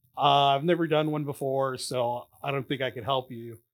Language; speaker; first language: English; native; English